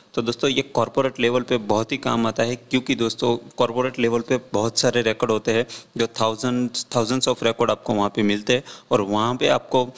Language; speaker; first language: Hindi; non-native, local second language; Gujarati